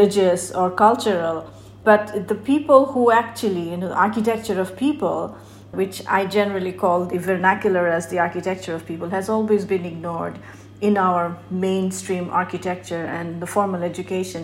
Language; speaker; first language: English; non-native, local second language; Bangla